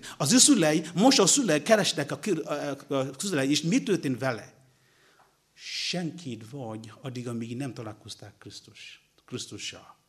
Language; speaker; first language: Hungarian; non-native, learner; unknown